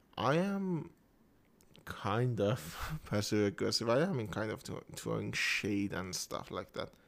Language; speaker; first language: English; non-native, fluent; Persian